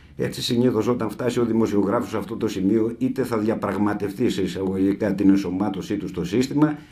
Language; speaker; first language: Greek; native; Greek